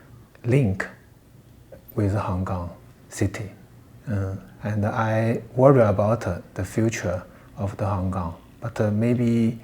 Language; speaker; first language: English; non-native, learner; Chinese